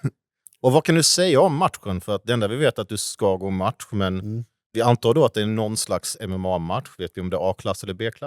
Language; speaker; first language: Swedish; native; Swedish